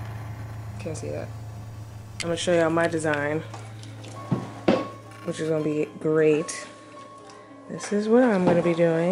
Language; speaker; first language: English; native; English